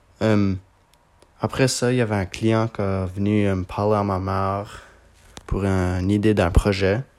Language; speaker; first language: French; non-native, local second language; English